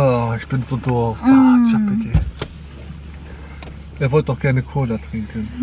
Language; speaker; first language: German; native; German